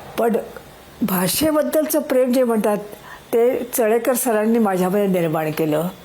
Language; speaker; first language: Marathi; native; Marathi